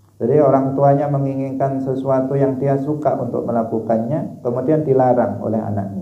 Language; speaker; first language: Indonesian; non-native, local second language; Javanese